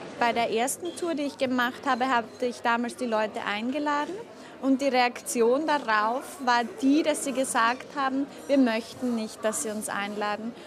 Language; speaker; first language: German; native; German